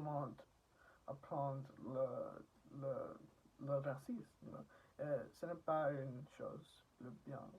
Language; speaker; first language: French; non-native, learner; English